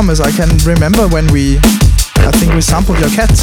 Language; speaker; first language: English; non-native, fluent; German